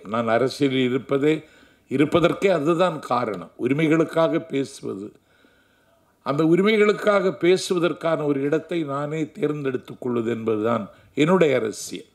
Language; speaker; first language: Tamil; native; Tamil